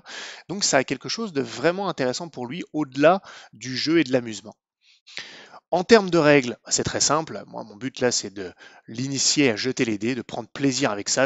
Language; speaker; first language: French; native; French